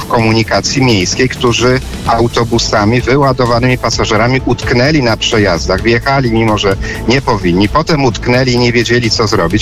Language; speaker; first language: Polish; native; Polish